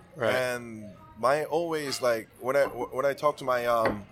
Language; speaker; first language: English; non-native, fluent; Korean